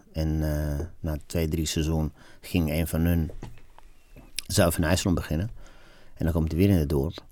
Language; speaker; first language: Dutch; non-native, fluent; Italian